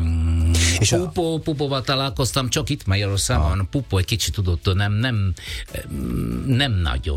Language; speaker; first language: Hungarian; non-native, learner; Italian